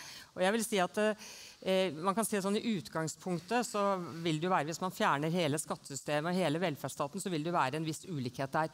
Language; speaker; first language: Norwegian; native; Norwegian